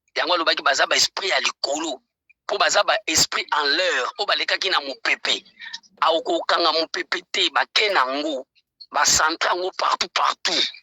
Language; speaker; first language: Lingala; native; Lingala